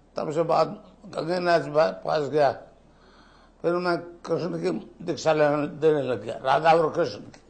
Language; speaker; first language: Hindi; native; Hindi